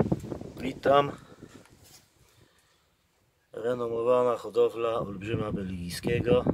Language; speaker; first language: Polish; native; Polish